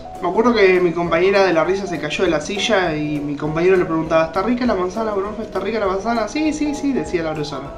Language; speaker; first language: Spanish; native; Spanish